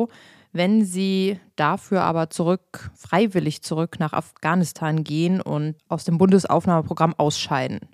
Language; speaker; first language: German; native; German